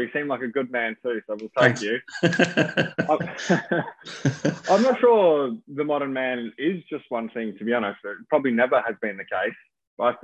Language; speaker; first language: English; native; English